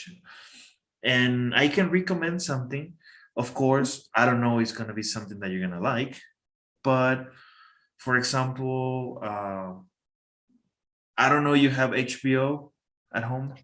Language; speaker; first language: English; non-native, fluent; Spanish